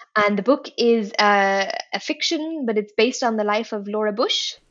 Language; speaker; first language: English; native; English